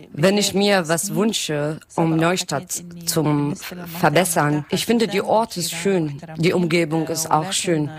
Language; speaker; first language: German; non-native, learner; Arabic